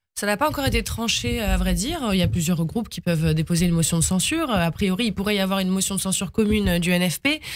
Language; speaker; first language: French; native; French